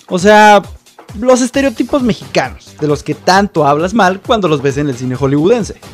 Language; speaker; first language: Spanish; native; Spanish